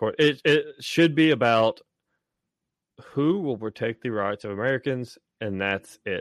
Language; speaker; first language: English; native; English